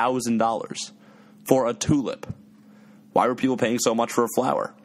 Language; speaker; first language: English; native; English